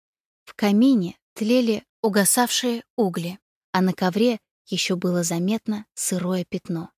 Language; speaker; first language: Russian; native; Russian